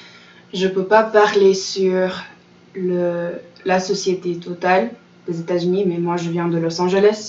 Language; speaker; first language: French; non-native, fluent; English